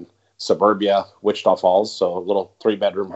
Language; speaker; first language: English; non-native, fluent; Italian